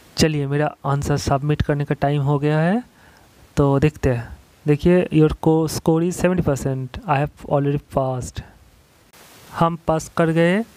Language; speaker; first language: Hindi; non-native, local second language; Bangla